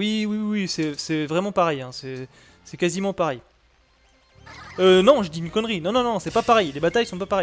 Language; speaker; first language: French; native; French